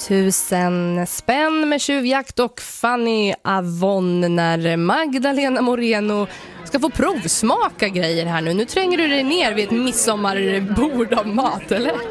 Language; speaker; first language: Swedish; native; Swedish